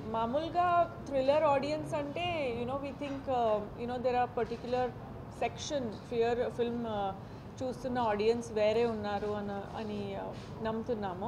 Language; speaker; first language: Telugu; non-native, fluent; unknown